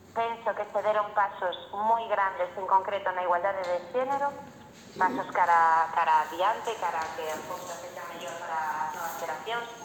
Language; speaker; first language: Galician; non-native, local second language; Spanish